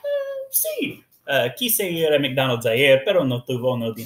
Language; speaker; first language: Spanish; non-native, learner; English